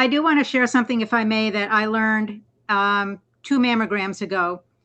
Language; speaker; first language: English; native; English